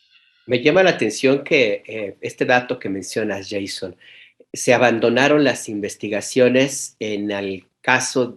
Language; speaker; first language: Spanish; native; Spanish